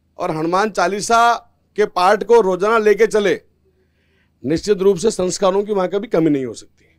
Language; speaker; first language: Hindi; native; Hindi